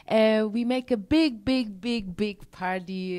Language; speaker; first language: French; non-native, learner; German